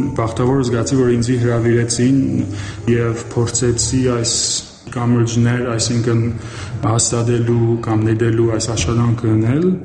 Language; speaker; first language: Armenian; early bilingual, heritage; Armenian